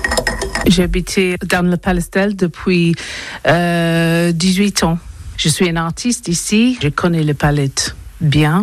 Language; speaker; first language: French; non-native, learner; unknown